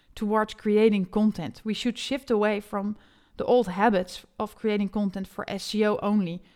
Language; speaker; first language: English; non-native, fluent; Dutch